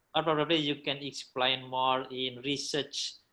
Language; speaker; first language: English; non-native, fluent; Indonesian